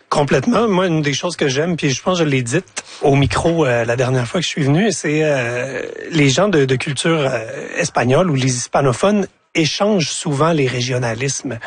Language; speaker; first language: French; native; French